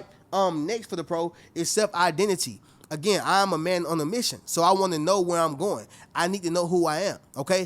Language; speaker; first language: English; native; English